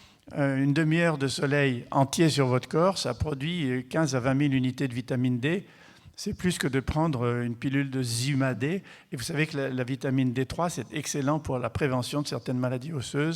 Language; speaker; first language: French; native; French